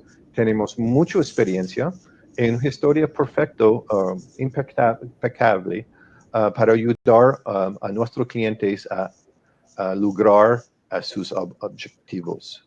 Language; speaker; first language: Spanish; non-native, fluent; English